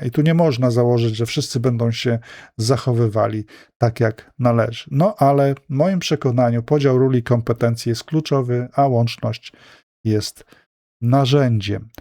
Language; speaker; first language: Polish; native; Polish